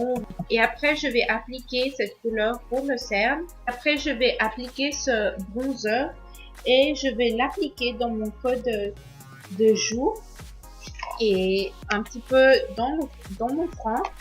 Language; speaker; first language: French; non-native, learner; Spanish